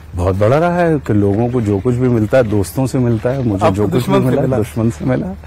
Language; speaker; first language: Hindi; native; Hindi